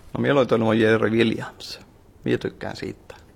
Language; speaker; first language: Finnish; early bilingual, heritage; Finnish